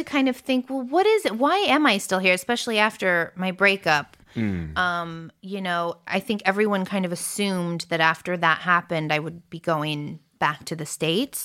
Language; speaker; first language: English; early bilingual, other home language; French